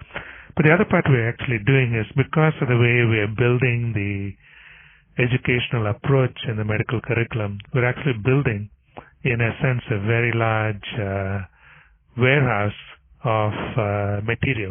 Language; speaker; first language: English; non-native, local second language; Tamil